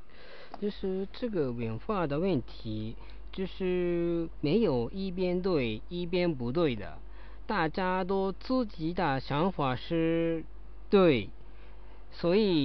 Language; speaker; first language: Chinese; non-native, learner; Japanese